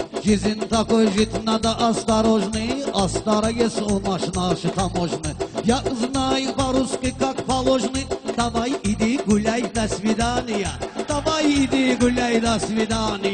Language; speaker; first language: Russian; non-native, learner; Azerbaijani